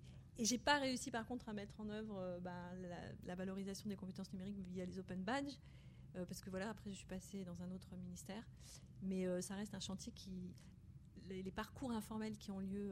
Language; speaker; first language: French; native; French